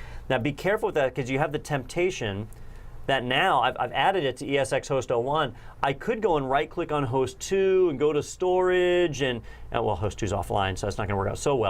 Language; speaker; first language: English; native; English